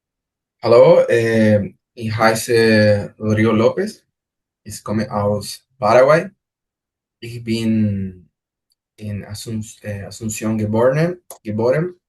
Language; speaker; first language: German; non-native, learner; Spanish